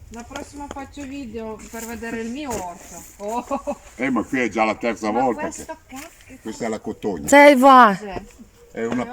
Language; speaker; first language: Italian; non-native, learner; Ukrainian